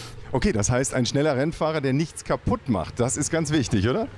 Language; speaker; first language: German; native; German